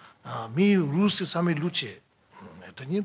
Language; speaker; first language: Russian; non-native, learner; Tibetan